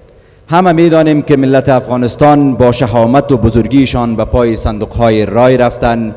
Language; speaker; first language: Persian; native; Persian